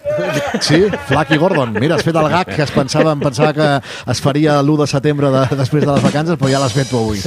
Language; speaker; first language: Catalan; native; Catalan